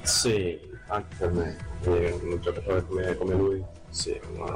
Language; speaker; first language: Italian; non-native, learner; English